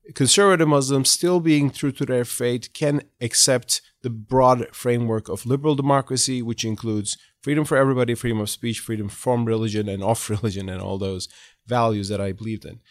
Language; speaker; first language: English; non-native, fluent; Turkish